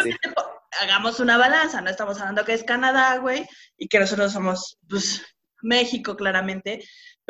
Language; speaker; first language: Spanish; native; Spanish